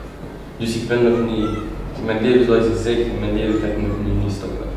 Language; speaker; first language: Dutch; non-native, local second language; French